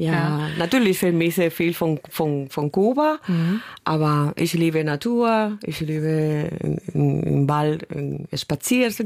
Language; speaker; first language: German; non-native, fluent; Spanish